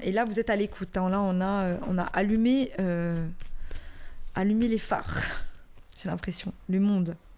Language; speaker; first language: French; native; French